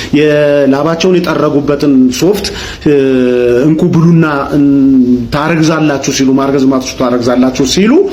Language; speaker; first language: Amharic; native; Amharic